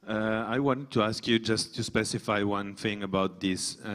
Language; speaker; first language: English; non-native, fluent; Italian